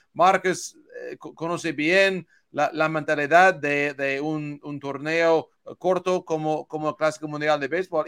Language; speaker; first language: Spanish; non-native, learner; English